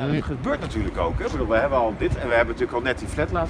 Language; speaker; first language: Dutch; native; Dutch